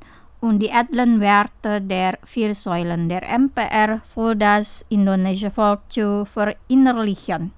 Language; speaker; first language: German; non-native, fluent; Indonesian